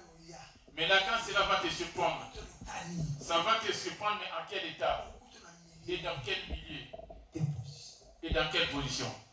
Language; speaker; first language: French; non-native, local second language; Lingala